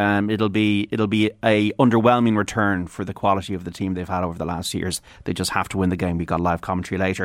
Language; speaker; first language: English; native; English